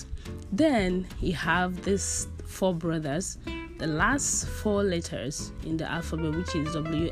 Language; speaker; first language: English; non-native, local second language; Yoruba